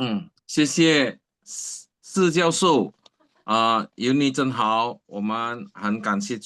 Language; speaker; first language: Chinese; early bilingual, heritage; Chinese